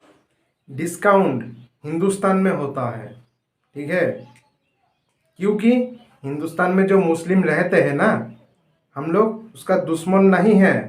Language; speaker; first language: Hindi; non-native, local second language; Bangla